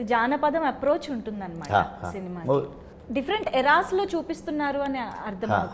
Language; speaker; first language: Telugu; native; Telugu